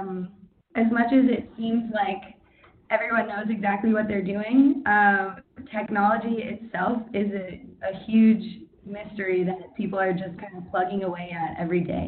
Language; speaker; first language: English; native; English